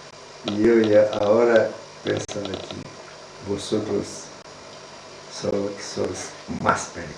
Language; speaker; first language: Spanish; non-native, learner; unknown